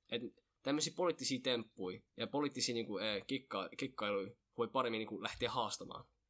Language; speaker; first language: Finnish; early bilingual, other home language; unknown